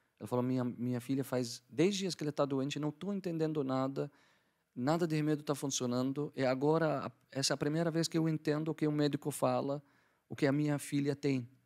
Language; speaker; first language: Portuguese; non-native, fluent; Arabic